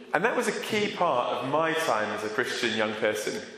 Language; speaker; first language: English; native; English